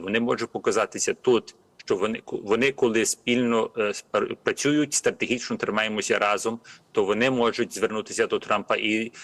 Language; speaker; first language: Ukrainian; early bilingual, heritage; Ukrainian